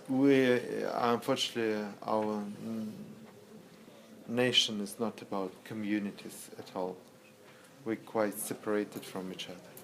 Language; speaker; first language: English; non-native, learner; Russian